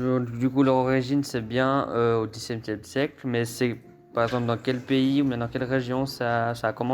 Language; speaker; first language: French; native; French